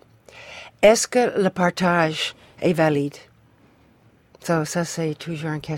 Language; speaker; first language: French; non-native, fluent; English